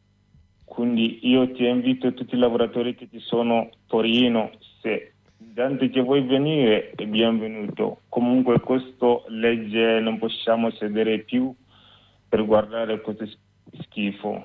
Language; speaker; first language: Italian; non-native, learner; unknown